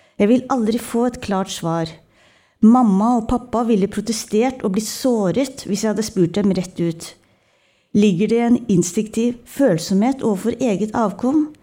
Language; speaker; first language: Norwegian; early bilingual, other home language; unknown